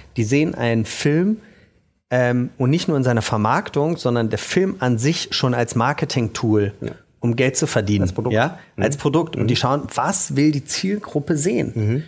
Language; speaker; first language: German; native; German